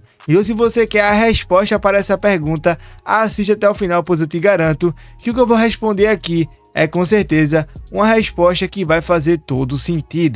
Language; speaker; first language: Portuguese; native; Portuguese